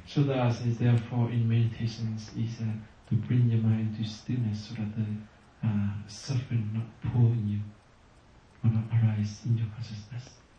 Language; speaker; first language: English; non-native, fluent; Vietnamese